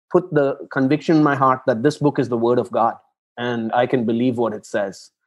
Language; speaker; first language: English; non-native, local second language; Tamil